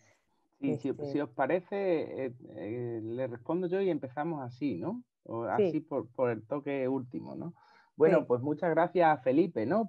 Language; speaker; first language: Spanish; native; Spanish